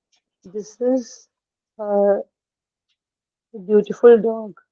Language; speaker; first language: English; non-native, local second language; Hindi